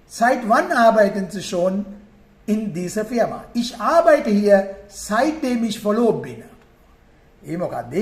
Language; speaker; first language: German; non-native, fluent; Sinhala